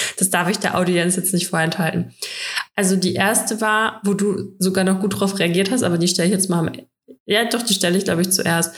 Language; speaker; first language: German; early bilingual, other home language; Russian